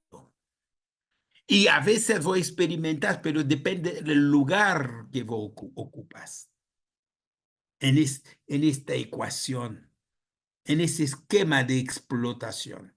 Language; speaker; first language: Spanish; non-native, fluent; Haitian Creole